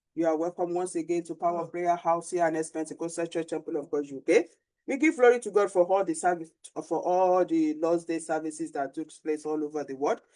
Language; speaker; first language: English; non-native, local second language; Yoruba